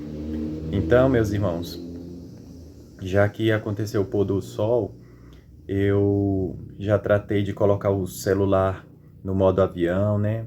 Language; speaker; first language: Portuguese; native; Portuguese